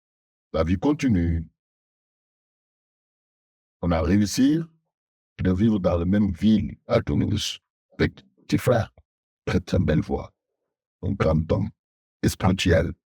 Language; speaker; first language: French; non-native, local second language; Wolof